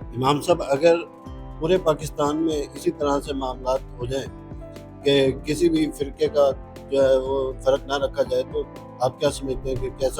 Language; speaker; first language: Urdu; native; Urdu